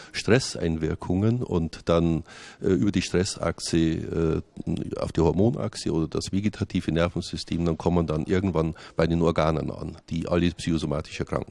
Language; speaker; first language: German; native; German